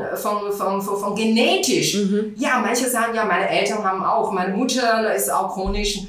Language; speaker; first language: German; non-native, fluent; Chinese